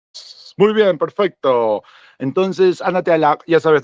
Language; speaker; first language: Spanish; native; Spanish